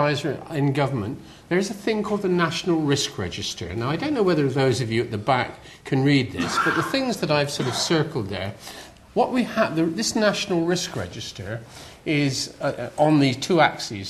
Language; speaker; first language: English; native; English